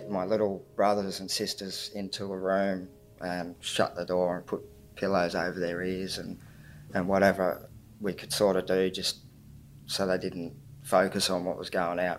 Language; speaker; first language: English; native; English